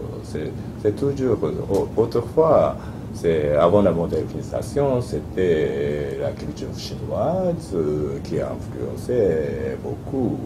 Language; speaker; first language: French; non-native, fluent; Japanese